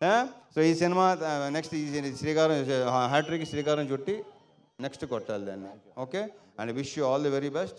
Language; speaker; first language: Telugu; native; Telugu